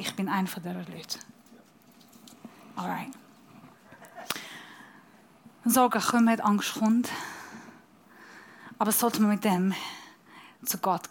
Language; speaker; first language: German; non-native, fluent; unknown